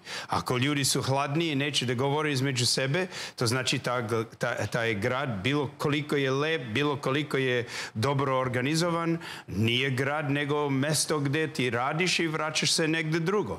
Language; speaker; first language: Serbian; non-native, learner; English